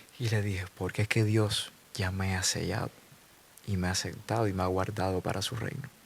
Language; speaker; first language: Spanish; native; Spanish